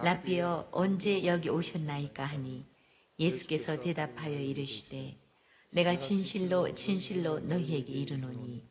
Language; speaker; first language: Korean; native; Korean